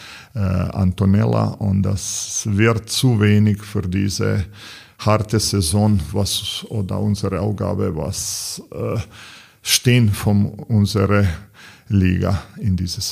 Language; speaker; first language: German; non-native, learner; Serbian